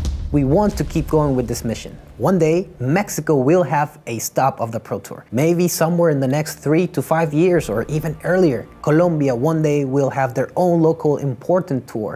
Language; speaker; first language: English; non-native, fluent; Spanish